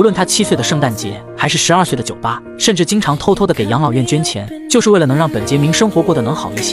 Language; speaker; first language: Chinese; native; Chinese